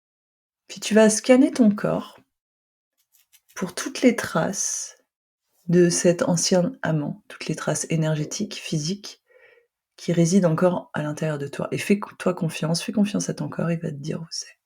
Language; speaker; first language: French; native; French